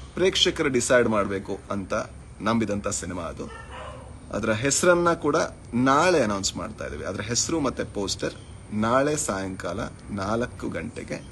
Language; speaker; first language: Kannada; non-native, local second language; Tulu